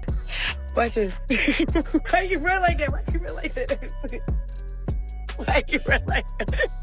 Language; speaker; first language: English; native; English